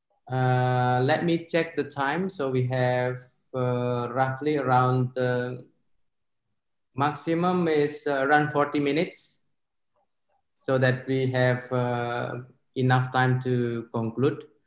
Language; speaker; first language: English; non-native, fluent; Indonesian